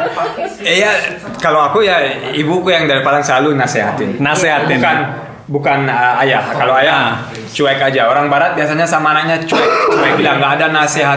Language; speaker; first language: Indonesian; early bilingual, heritage; German